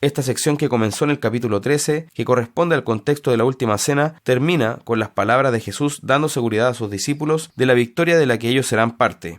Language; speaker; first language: Spanish; native; Spanish